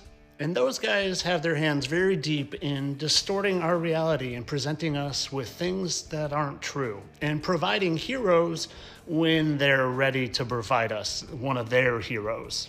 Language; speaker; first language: English; native; English